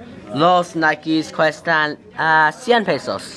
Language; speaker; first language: Spanish; non-native, learner; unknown